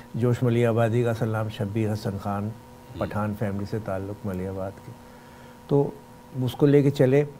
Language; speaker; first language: Urdu; native; Urdu